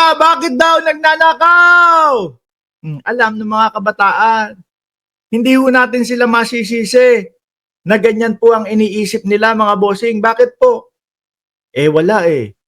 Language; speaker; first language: Filipino; native; Filipino